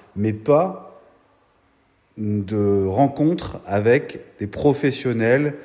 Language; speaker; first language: French; native; French